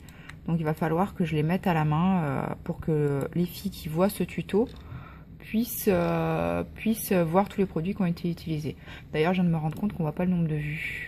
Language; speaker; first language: French; native; French